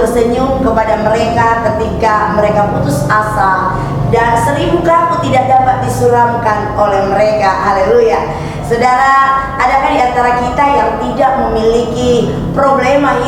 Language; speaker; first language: Indonesian; native; Indonesian